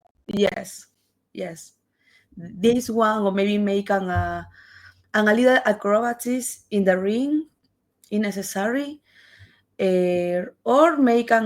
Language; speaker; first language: English; non-native, learner; Spanish